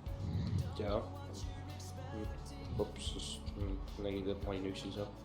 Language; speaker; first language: Estonian; native; Estonian